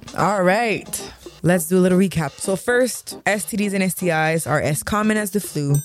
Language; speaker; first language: English; native; English